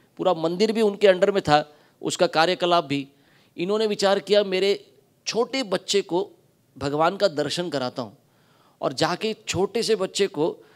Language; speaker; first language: Hindi; non-native, local second language; Marathi